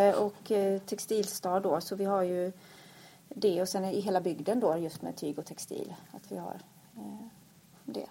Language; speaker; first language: Swedish; native; Swedish